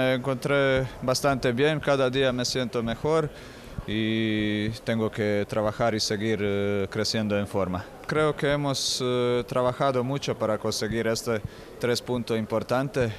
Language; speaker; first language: Spanish; non-native, fluent; Croatian